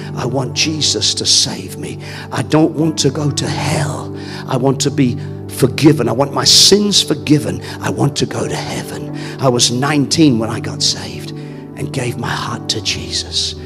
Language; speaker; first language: English; native; English